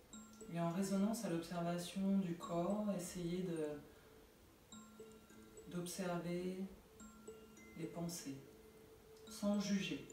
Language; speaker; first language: French; native; French